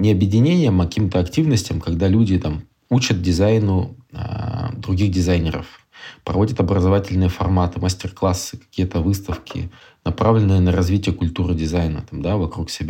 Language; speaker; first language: Russian; native; Russian